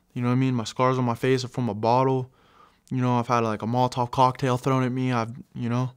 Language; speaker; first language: English; native; English